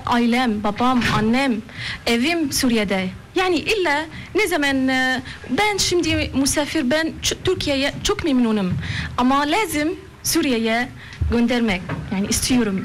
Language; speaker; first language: Turkish; non-native, learner; Arabic